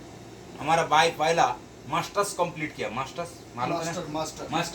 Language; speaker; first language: Hindi; non-native, learner; Bangla